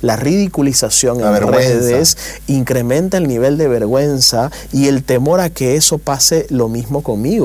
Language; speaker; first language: Spanish; native; Spanish